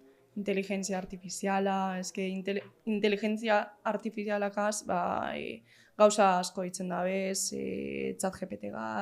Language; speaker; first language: Basque; native; Basque